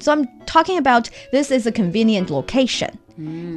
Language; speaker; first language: English; non-native, fluent; Chinese